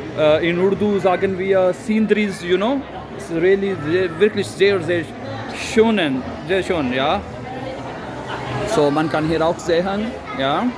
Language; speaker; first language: German; non-native, learner; Urdu